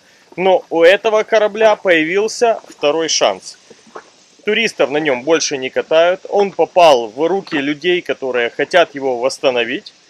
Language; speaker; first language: Russian; native; Russian